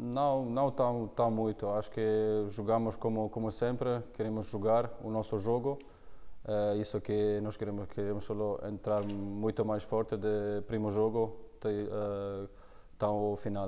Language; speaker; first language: Portuguese; non-native, learner; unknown